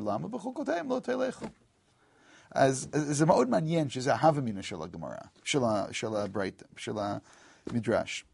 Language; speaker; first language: Hebrew; non-native, fluent; English